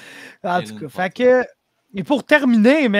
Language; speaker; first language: French; native; French